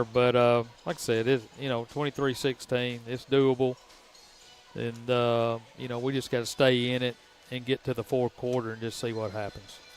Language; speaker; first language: English; native; English